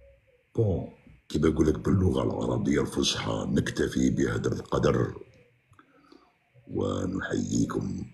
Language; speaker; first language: Arabic; native; Arabic